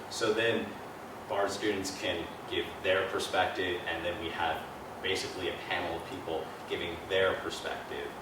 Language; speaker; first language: English; native; English